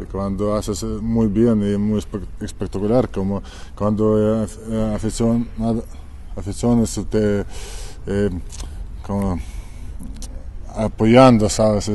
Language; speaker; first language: Spanish; non-native, learner; Ukrainian